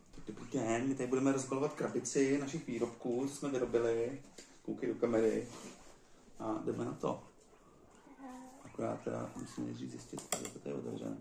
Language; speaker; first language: Czech; native; Czech